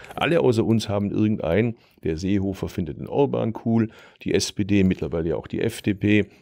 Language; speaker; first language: German; early bilingual, other home language; Turkish